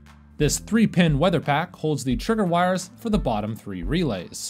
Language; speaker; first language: English; native; English